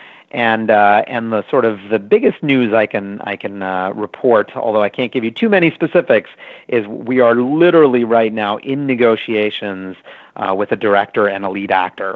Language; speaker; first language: English; native; English